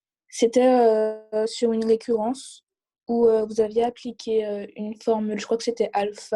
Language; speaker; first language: French; native; French